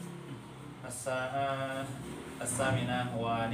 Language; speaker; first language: Arabic; non-native, learner; Indonesian